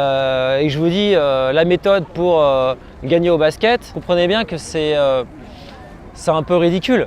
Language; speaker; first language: French; native; French